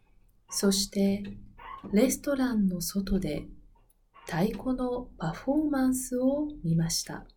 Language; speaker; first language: Japanese; non-native, learner; Spanish